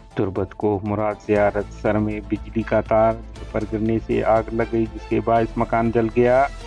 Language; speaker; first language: Urdu; non-native, local second language; Baluchi